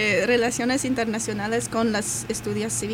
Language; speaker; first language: Spanish; non-native, learner; English